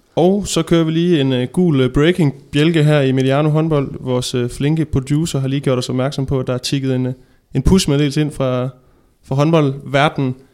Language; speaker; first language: Danish; native; Danish